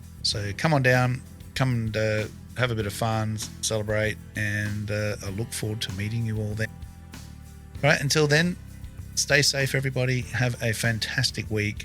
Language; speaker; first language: English; native; English